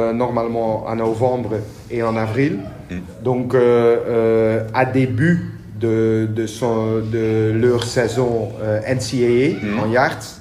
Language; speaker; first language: French; non-native, learner; Dutch